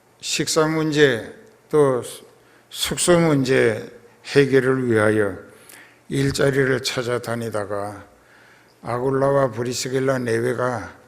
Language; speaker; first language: Korean; native; Korean